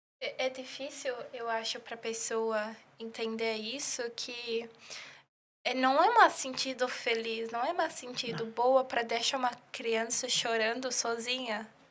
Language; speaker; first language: Portuguese; early bilingual, heritage; English